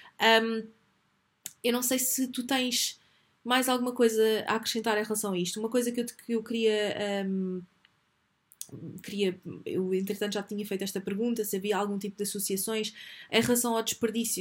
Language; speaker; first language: Portuguese; native; Portuguese